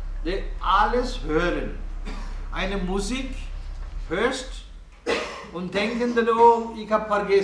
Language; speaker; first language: German; non-native, learner; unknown